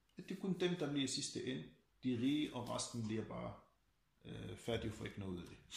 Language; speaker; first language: Danish; early bilingual, other home language; Arabic